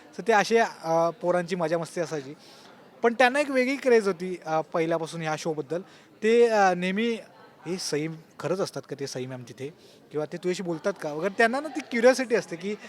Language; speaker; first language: Marathi; native; Marathi